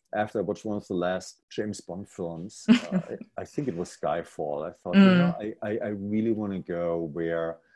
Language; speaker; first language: English; non-native, fluent; German